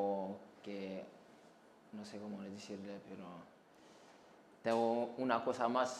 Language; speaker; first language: Spanish; non-native, learner; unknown